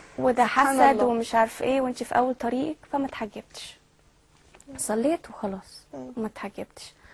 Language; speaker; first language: Arabic; early bilingual, heritage; Arabic